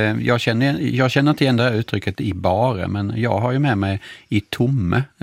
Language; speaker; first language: Swedish; native; Swedish